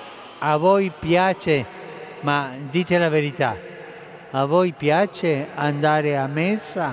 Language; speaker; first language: Italian; non-native, fluent; Spanish